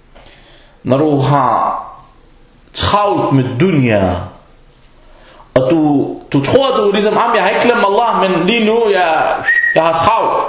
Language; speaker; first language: Danish; non-native, fluent; Arabic